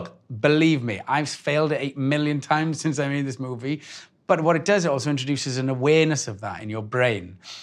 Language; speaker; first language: English; native; English